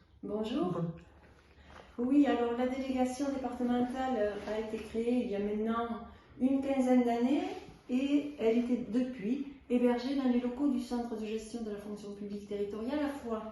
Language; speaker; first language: French; native; French